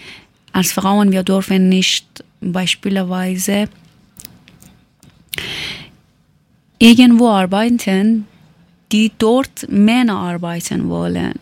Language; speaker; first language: German; non-native, learner; Persian